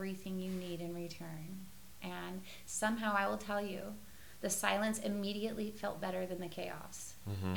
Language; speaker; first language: English; native; English